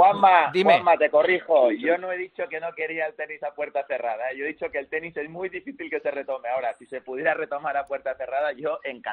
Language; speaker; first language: Spanish; native; Spanish